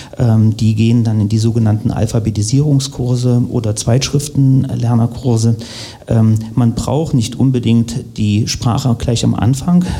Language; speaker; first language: German; native; German